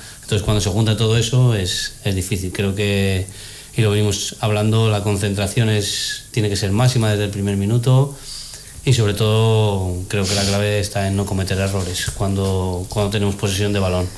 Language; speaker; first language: Spanish; native; Spanish